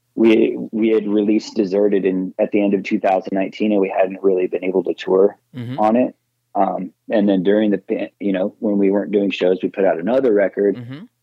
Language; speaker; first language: English; native; English